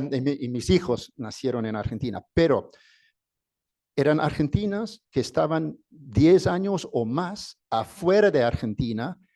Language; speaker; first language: Spanish; non-native, fluent; English